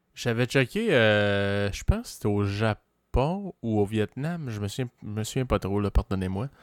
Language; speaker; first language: French; native; French